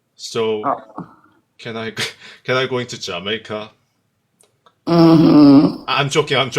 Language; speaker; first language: English; non-native, learner; Korean